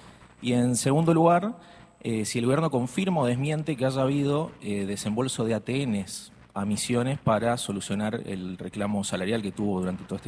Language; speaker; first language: Spanish; native; Spanish